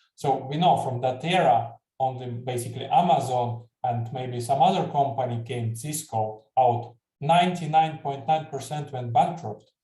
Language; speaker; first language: English; non-native, fluent; Estonian